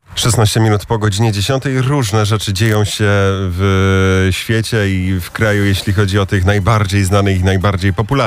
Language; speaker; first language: Polish; native; Polish